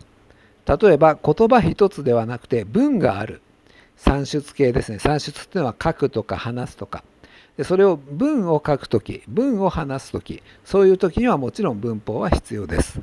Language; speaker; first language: Japanese; native; Japanese